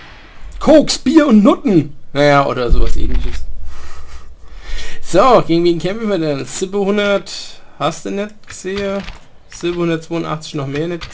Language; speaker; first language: German; native; German